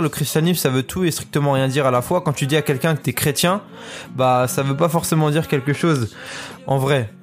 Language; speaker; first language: French; native; French